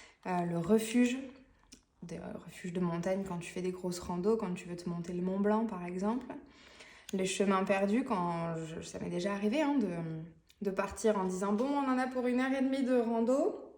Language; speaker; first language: French; native; French